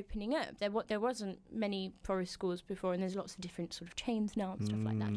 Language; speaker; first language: English; native; English